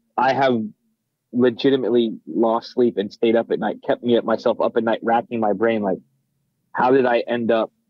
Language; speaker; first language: English; native; English